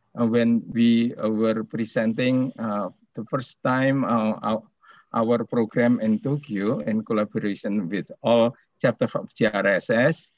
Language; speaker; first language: English; non-native, fluent; Indonesian